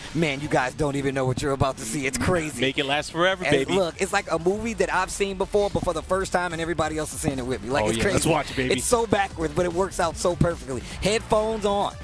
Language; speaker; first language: English; native; English